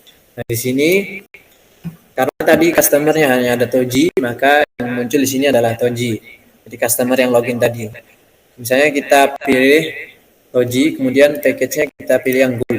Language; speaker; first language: Indonesian; native; Indonesian